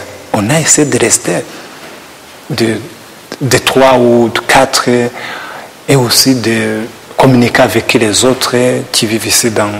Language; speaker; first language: French; non-native, learner; Kinyarwanda